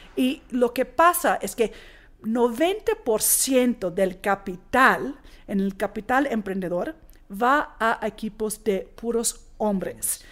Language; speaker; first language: Spanish; non-native, fluent; English